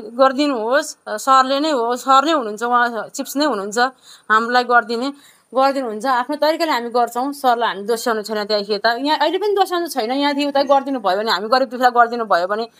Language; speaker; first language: Nepali; native; Nepali